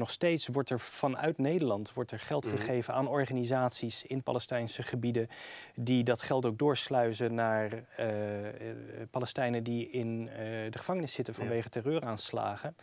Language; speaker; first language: Dutch; native; Dutch